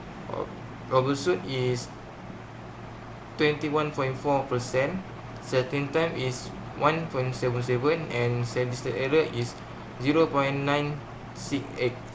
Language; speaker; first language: English; non-native, learner; Malay